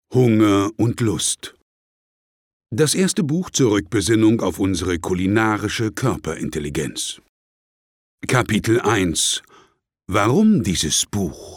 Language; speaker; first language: German; native; German